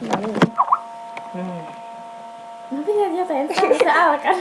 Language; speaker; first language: Finnish; early bilingual, heritage; Finnish